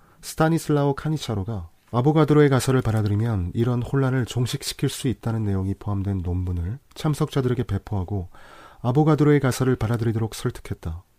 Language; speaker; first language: Korean; native; Korean